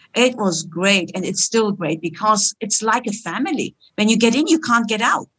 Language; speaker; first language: English; non-native, fluent; Turkish